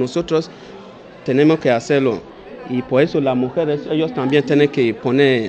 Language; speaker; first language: Spanish; non-native, learner; Bini